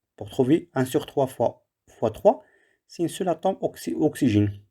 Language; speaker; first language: French; non-native, local second language; Arabic